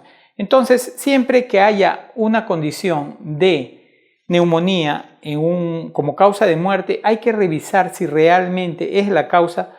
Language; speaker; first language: Spanish; native; Spanish